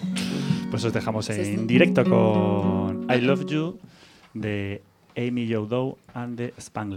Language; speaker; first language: Spanish; native; Spanish